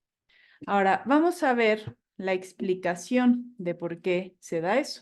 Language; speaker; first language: Spanish; native; Spanish